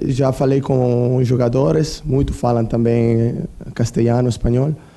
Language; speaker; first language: Portuguese; non-native, learner; Italian